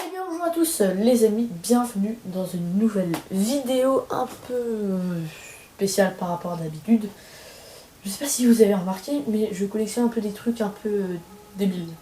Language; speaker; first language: French; native; French